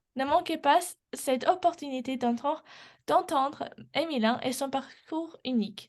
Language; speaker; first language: French; non-native, learner; English